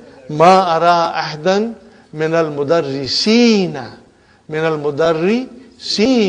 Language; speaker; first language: Arabic; non-native, fluent; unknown